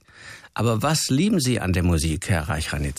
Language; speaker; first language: German; native; German